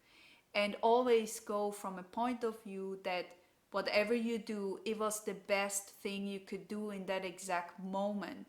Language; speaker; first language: English; non-native, fluent; German